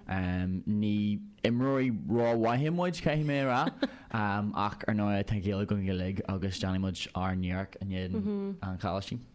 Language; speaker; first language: Irish; native; Irish